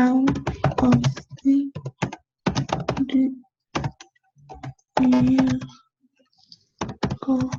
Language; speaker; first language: English; non-native, learner; Spanish